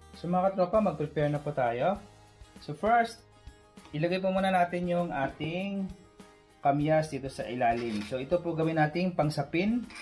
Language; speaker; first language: Filipino; non-native, local second language; Cebuano